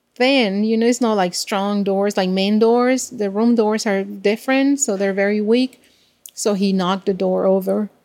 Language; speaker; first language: English; non-native, fluent; Spanish